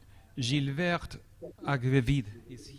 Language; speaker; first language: English; non-native, fluent; Spanish